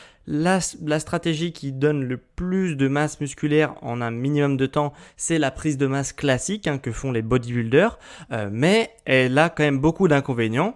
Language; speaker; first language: French; native; French